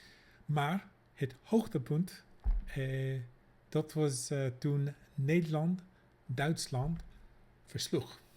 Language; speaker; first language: Dutch; non-native, fluent; English